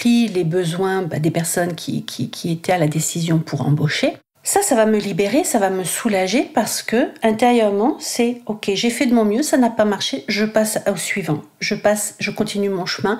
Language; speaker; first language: French; native; French